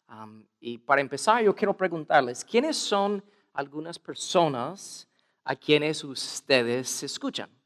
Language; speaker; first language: Spanish; non-native, fluent; English